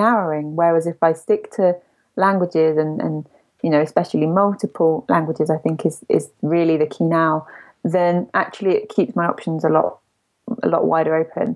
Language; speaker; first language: English; native; English